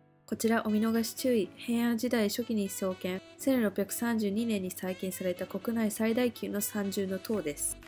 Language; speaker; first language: Japanese; early bilingual, heritage; Japanese